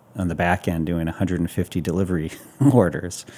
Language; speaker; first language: English; native; English